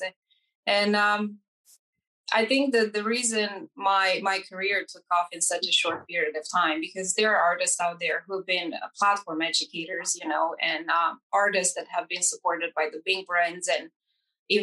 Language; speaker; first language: English; non-native, fluent; Romanian